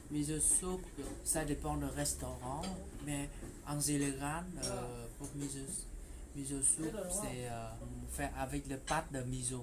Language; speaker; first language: French; non-native, fluent; Vietnamese